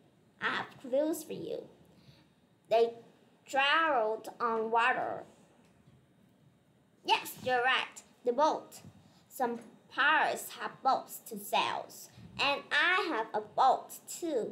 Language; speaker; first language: English; non-native, learner; Vietnamese